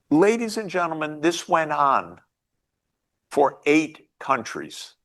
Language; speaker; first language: English; native; English